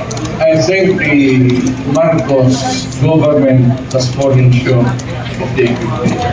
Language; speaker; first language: English; non-native, local second language; Cebuano